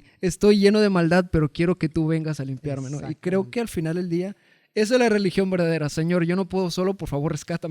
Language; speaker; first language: Spanish; native; Spanish